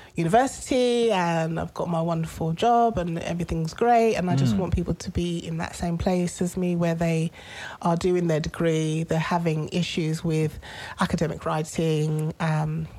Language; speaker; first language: English; native; English